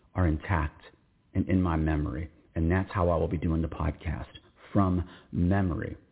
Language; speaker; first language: English; native; English